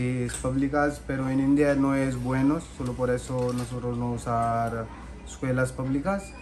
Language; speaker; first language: Spanish; non-native, learner; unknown